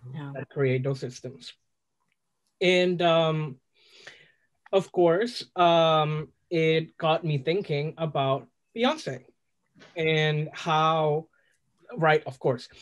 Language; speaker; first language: English; non-native, fluent; Spanish